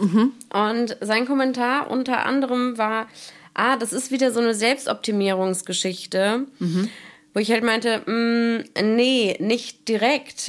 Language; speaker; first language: German; native; German